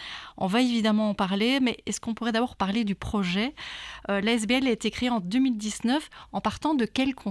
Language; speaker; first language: French; native; French